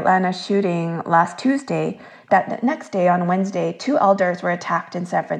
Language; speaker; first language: English; early bilingual, other home language; Korean